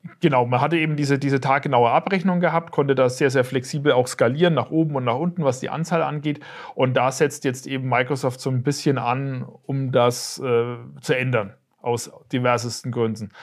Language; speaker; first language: German; native; German